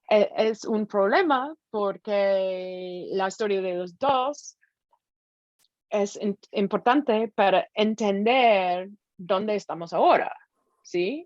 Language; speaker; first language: Spanish; non-native, fluent; English